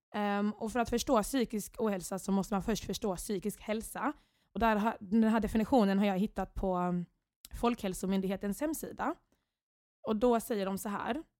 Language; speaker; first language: Swedish; early bilingual, other home language; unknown